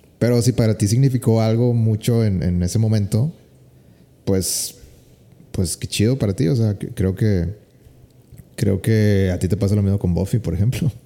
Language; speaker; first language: Spanish; native; Spanish